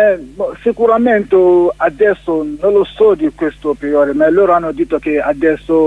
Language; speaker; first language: Italian; non-native, learner; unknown